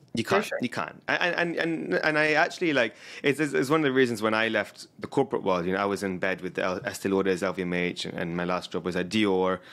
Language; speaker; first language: English; native; English